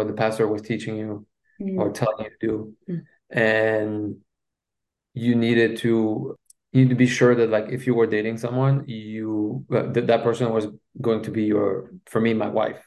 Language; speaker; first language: English; non-native, fluent; French